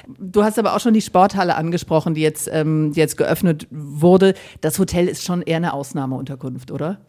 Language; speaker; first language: German; native; German